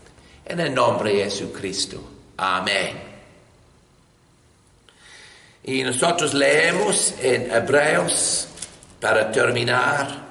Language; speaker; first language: Spanish; non-native, learner; English